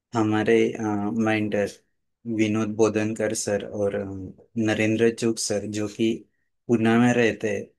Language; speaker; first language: Hindi; non-native, local second language; Marathi